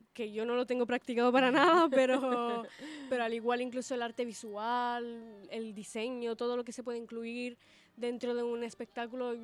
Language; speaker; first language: Spanish; early bilingual, other home language; Italian